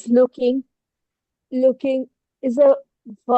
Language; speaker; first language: English; non-native, learner; Hindi